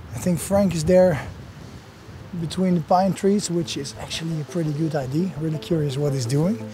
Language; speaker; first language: English; non-native, fluent; Dutch